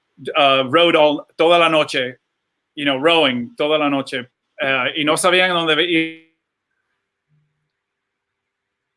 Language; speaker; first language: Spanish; early bilingual, other home language; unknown